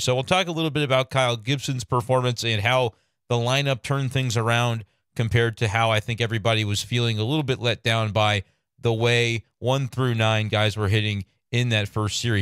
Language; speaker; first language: English; native; English